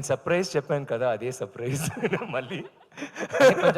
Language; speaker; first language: Telugu; non-native, learner; Tamil